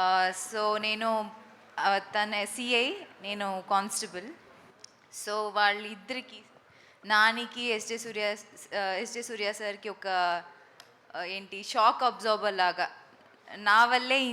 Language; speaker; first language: Telugu; non-native, local second language; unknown